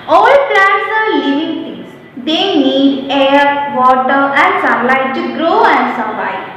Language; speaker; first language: English; non-native, local second language; Malayalam